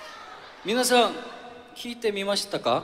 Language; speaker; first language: Japanese; non-native, fluent; Korean